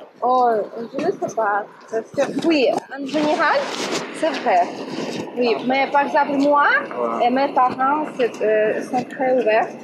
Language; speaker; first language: French; non-native, learner; Russian